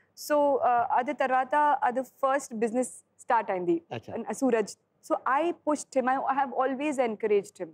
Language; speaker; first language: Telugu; non-native, learner; Sindhi